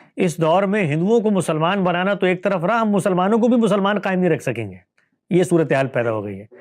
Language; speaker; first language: Urdu; native; Urdu